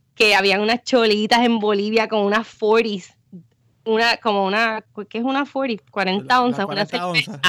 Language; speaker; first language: Spanish; native; Spanish